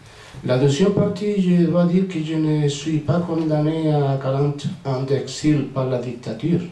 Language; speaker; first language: French; non-native, fluent; Spanish